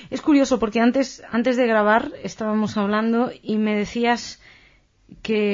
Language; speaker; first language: Spanish; native; Spanish